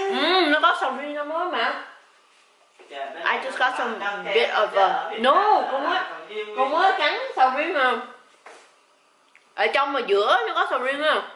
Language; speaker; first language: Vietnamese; early bilingual, heritage; English